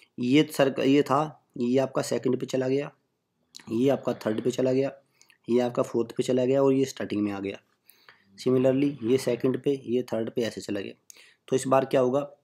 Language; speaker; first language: Hindi; native; Hindi